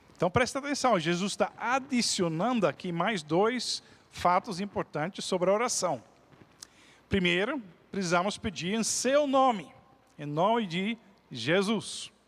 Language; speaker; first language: Portuguese; non-native, fluent; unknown